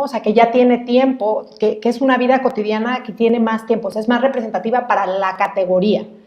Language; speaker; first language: Spanish; native; Spanish